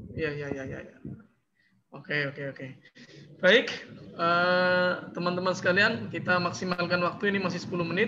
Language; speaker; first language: Indonesian; native; Indonesian